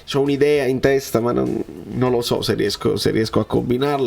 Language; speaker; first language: Italian; native; Italian